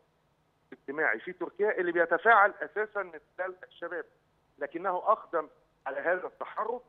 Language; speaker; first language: Arabic; native; Arabic